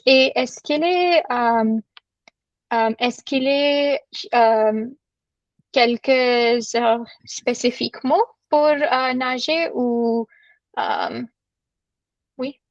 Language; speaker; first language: French; non-native, learner; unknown